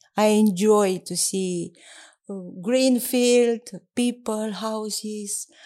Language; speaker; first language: English; non-native, learner; Romanian